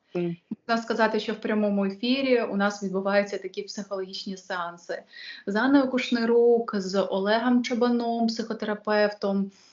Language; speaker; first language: Ukrainian; native; Ukrainian